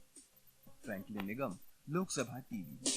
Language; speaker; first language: Hindi; native; Hindi